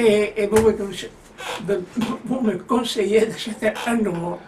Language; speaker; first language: French; non-native, fluent; Italian